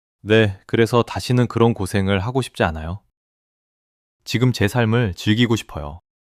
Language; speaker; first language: Korean; early bilingual, heritage; English